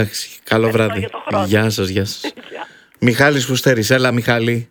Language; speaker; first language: Greek; native; Greek